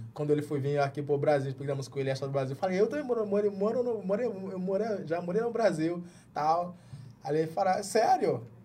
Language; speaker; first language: Portuguese; non-native, fluent; Jamaican Creole English